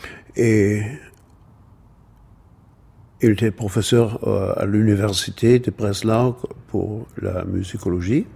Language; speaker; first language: French; non-native, fluent; German